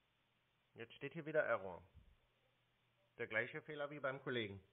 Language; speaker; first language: German; native; German